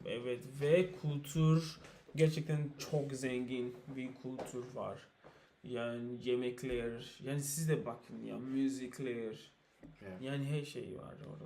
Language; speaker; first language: Turkish; non-native, learner; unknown